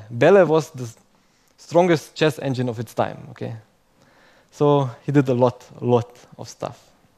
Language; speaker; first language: English; non-native, fluent; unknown